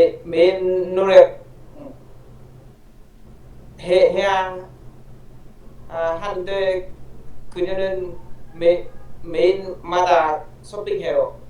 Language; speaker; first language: Korean; non-native, learner; Vietnamese